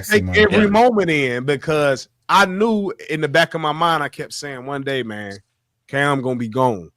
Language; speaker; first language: English; native; English